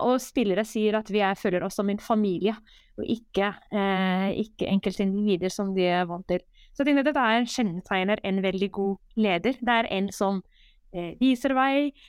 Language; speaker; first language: Norwegian; non-native, fluent; Arabic